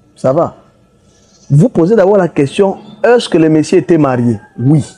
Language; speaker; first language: French; non-native, local second language; Swahili